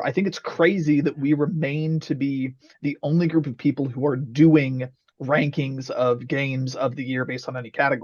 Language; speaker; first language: English; native; English